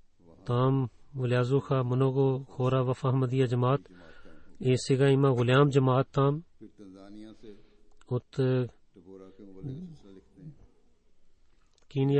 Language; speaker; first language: Bulgarian; non-native, fluent; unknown